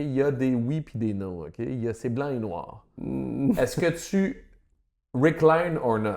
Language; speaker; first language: French; native; French